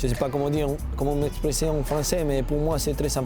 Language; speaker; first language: French; non-native, learner; Spanish